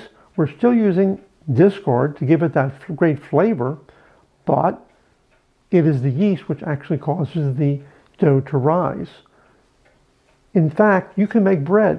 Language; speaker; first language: English; native; English